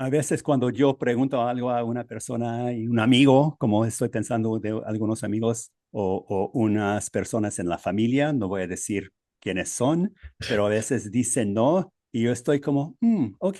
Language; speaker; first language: Spanish; non-native, fluent; English